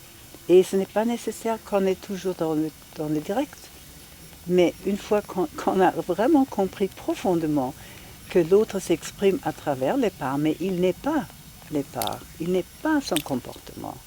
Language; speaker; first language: French; non-native, fluent; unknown